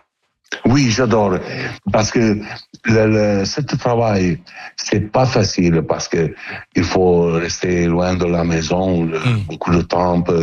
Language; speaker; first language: French; non-native, learner; Italian